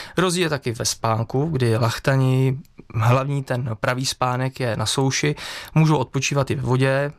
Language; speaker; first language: Czech; native; Czech